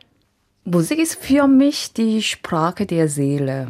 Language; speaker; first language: German; non-native, fluent; Korean